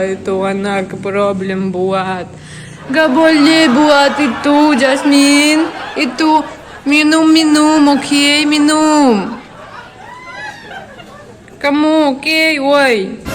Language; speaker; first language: Indonesian; non-native, learner; Russian